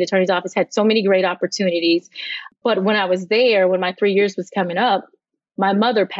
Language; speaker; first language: English; native; English